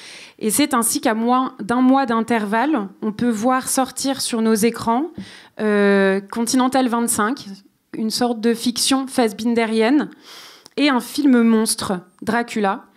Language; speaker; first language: French; native; French